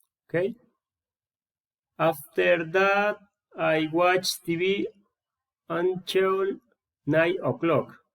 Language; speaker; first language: English; non-native, learner; Spanish